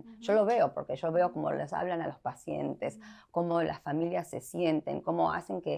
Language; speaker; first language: Spanish; early bilingual, heritage; Spanish